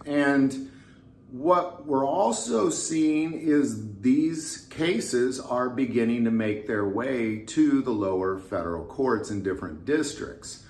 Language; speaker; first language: English; native; English